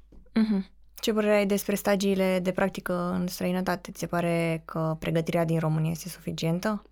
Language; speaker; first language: Romanian; native; Romanian